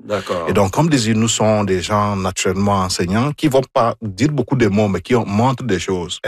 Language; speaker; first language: French; non-native, fluent; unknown